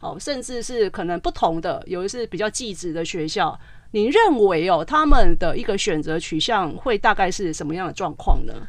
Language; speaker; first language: Chinese; native; Chinese